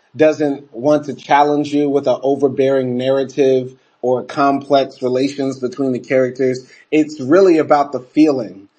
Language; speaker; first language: English; native; English